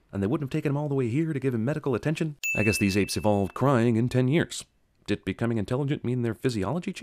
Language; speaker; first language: English; native; English